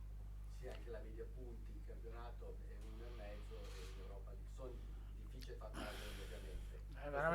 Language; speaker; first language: Italian; native; Italian